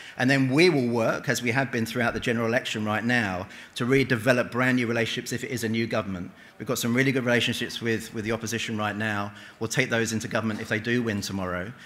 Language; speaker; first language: English; native; English